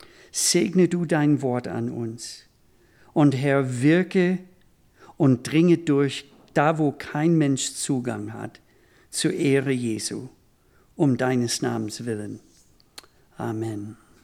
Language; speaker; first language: German; non-native, fluent; English